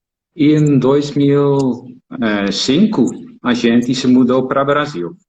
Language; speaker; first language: Portuguese; non-native, fluent; Dutch